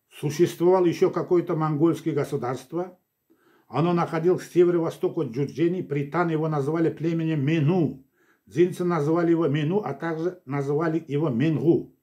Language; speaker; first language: Russian; non-native, local second language; Kazakh